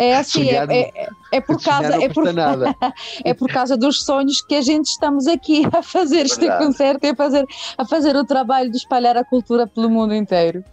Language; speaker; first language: Portuguese; early bilingual, heritage; Portuguese